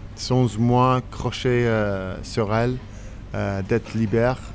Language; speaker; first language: French; non-native, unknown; English